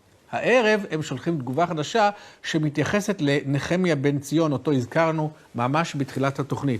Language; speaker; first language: Hebrew; native; Hebrew